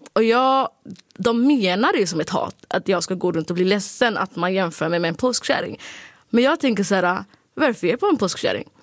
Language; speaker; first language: Swedish; early bilingual, other home language; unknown